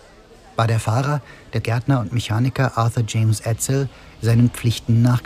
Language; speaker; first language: German; native; German